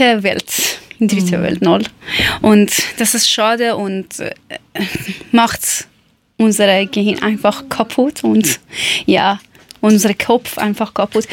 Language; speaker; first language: German; non-native, learner; Persian